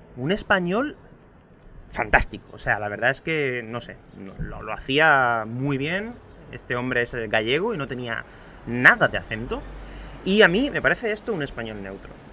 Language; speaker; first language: Spanish; native; Spanish